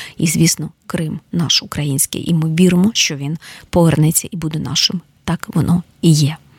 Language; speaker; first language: Ukrainian; native; Ukrainian